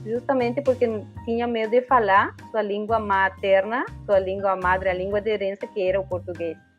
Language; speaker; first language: Portuguese; non-native, fluent; Spanish